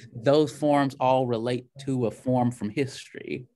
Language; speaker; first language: English; native; English